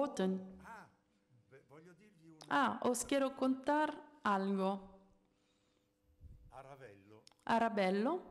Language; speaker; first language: Spanish; non-native, fluent; Italian